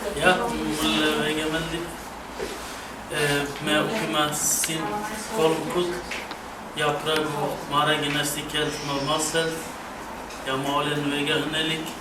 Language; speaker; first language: Estonian; non-native, learner; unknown